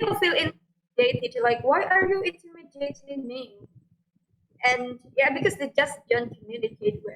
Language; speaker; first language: English; non-native, fluent; Indonesian